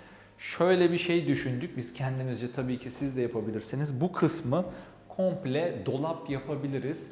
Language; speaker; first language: Turkish; native; Turkish